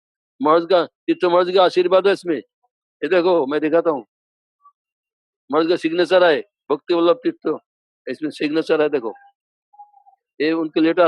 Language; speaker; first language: Hindi; non-native, local second language; Bangla